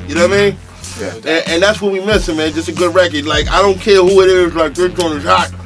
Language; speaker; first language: English; native; English